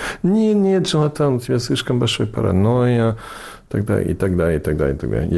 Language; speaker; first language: Russian; non-native, fluent; English